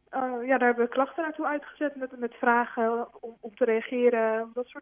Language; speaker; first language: Dutch; native; Dutch